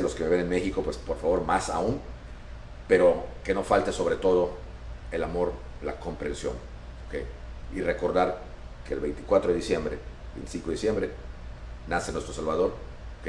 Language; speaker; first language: Spanish; native; Spanish